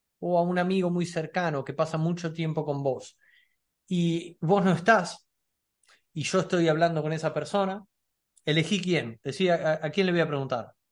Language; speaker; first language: Spanish; native; Spanish